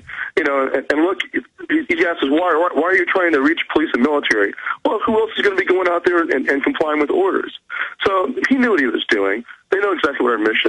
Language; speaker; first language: English; native; English